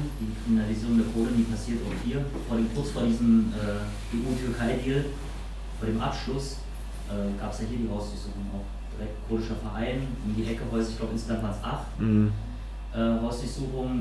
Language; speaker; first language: German; native; German